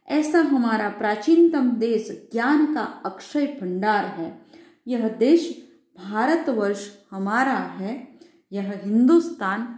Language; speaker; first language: Hindi; non-native, local second language; Gujarati